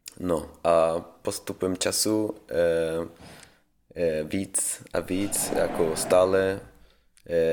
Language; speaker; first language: Czech; non-native, learner; Swedish